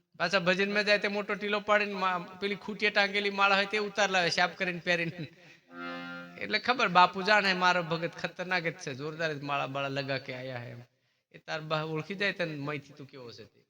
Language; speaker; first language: Gujarati; native; Gujarati